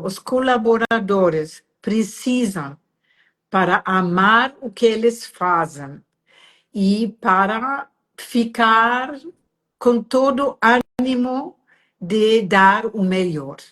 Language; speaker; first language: Portuguese; non-native, fluent; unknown